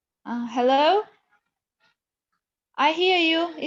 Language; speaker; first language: English; non-native, learner; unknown